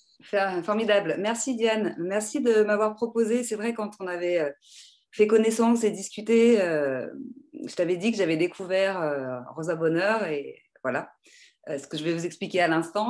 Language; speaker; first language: French; native; French